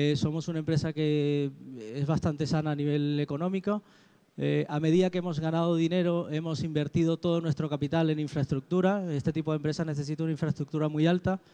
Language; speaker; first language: Spanish; native; Spanish